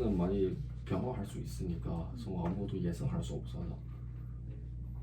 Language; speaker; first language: Korean; non-native, learner; Chinese